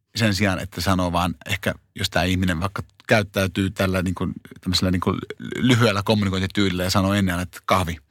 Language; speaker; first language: Finnish; native; Finnish